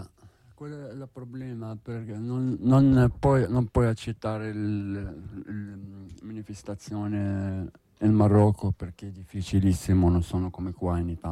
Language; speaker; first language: Italian; non-native, learner; Arabic